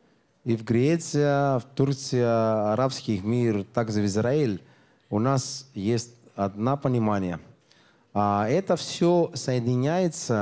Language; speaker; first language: Russian; non-native, learner; Greek